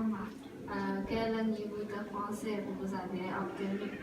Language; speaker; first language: French; non-native, learner; Chinese